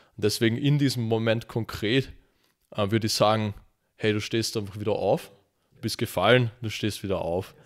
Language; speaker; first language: German; native; German